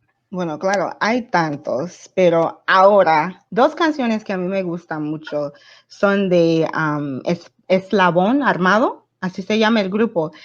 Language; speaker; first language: Spanish; non-native, fluent; English